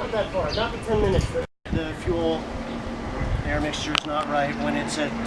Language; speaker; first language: English; native; English